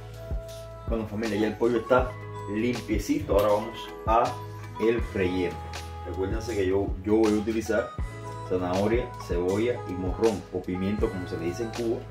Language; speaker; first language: Spanish; native; Spanish